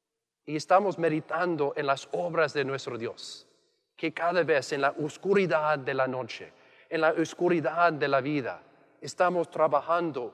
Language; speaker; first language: Spanish; non-native, learner; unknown